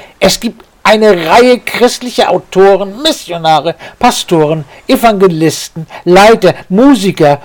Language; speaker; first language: German; native; German